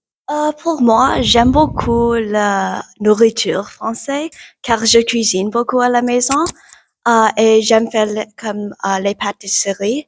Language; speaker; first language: French; non-native, learner; English